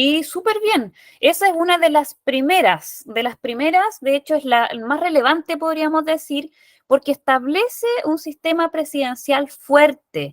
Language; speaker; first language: Spanish; native; Spanish